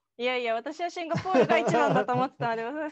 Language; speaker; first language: Japanese; native; Japanese